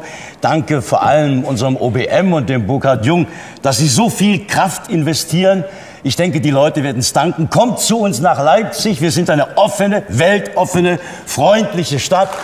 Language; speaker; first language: German; native; German